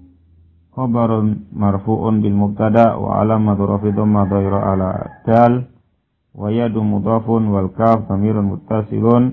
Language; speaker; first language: Arabic; non-native, fluent; Indonesian